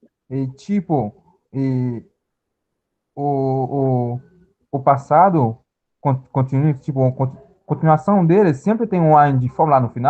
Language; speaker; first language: Portuguese; non-native, fluent; Haitian Creole